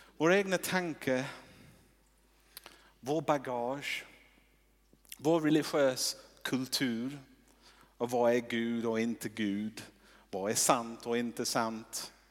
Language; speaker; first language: Swedish; non-native, fluent; English